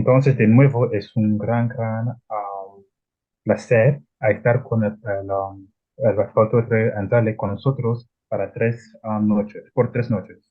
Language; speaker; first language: Spanish; non-native, learner; Italian